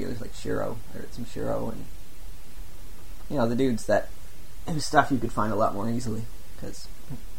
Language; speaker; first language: English; native; English